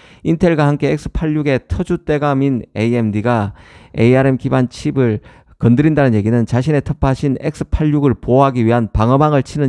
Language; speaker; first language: Korean; native; Korean